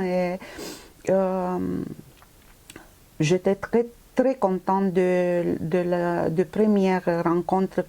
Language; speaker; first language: French; non-native, fluent; Romanian